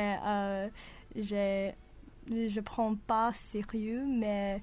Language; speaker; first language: French; non-native, learner; English